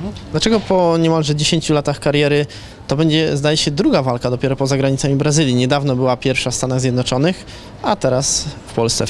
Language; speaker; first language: Polish; native; Polish